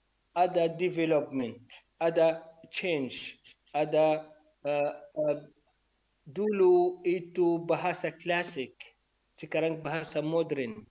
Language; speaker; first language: Indonesian; non-native, learner; Arabic